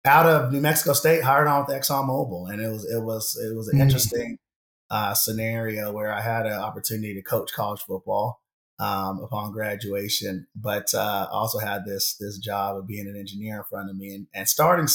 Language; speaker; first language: English; native; English